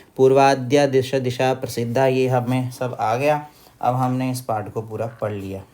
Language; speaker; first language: Hindi; native; Hindi